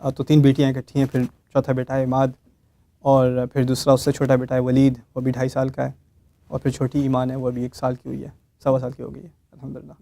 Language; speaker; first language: Urdu; early bilingual, heritage; Urdu